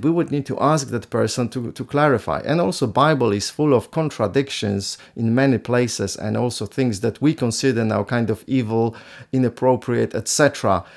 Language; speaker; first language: English; non-native, fluent; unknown